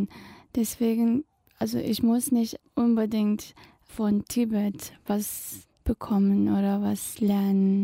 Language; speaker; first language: German; non-native, fluent; Tibetan